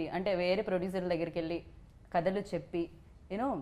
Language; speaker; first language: Telugu; native; Telugu